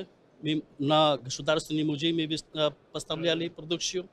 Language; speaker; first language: Russian; non-native, learner; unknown